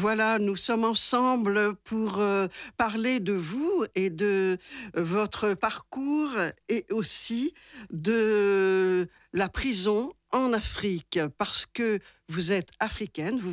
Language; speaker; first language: French; native; French